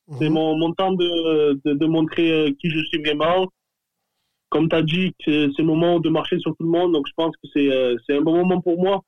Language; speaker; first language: French; native; French